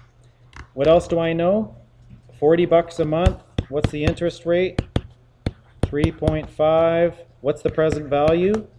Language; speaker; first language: English; native; English